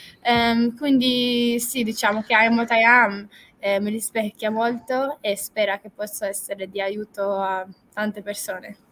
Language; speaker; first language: Italian; non-native, fluent; English